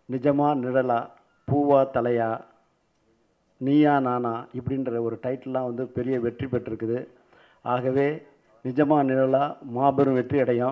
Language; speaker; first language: Tamil; native; Tamil